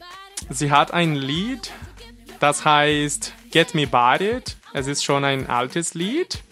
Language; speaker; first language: German; non-native, fluent; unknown